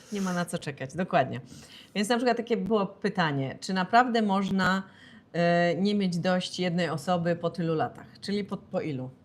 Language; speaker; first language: Polish; native; Polish